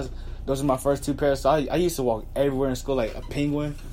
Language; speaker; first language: English; native; English